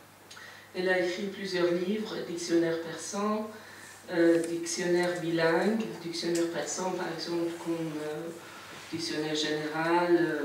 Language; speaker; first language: French; non-native, fluent; Persian